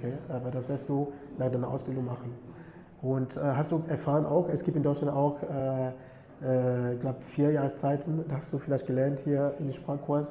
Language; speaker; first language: German; non-native, fluent; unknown